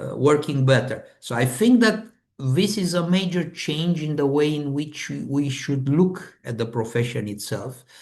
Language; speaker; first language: English; non-native, fluent; Romanian